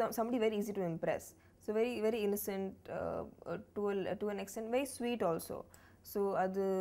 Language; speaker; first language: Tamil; non-native, learner; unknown